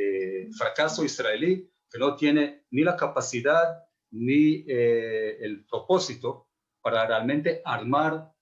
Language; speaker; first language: Spanish; non-native, fluent; Hebrew